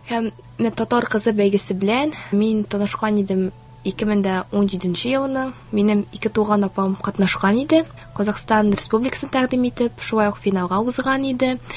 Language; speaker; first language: Tatar; early bilingual, heritage; Tatar